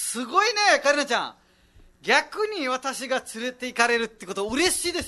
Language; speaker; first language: Japanese; non-native, fluent; Nepali